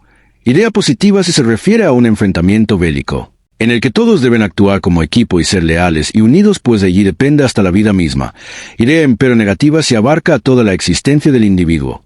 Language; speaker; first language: Spanish; native; Spanish